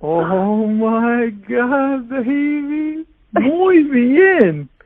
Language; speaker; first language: Spanish; non-native, learner; English